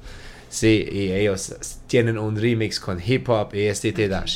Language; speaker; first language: Spanish; non-native, learner; German